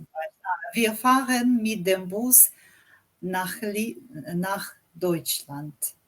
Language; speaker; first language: German; non-native, learner; English